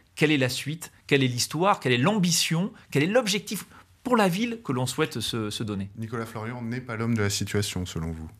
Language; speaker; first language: French; native; French